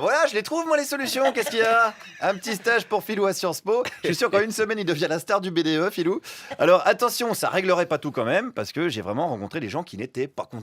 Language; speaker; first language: French; native; French